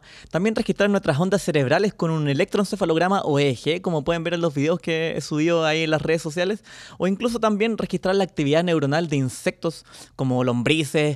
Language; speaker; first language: Spanish; native; Spanish